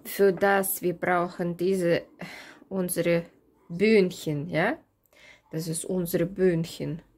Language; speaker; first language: German; non-native, fluent; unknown